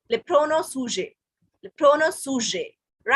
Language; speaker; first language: French; non-native, fluent; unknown